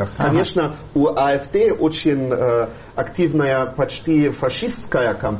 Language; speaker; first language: Russian; non-native, fluent; German